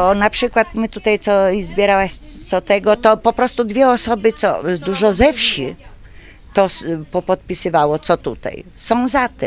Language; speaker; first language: Polish; native; Polish